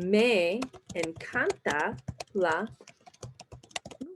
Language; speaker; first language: Spanish; non-native, fluent; English